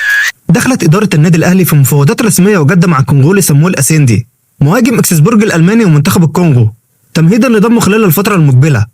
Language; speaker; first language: Arabic; native; Arabic